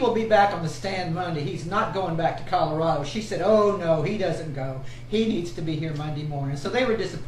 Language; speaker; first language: English; native; English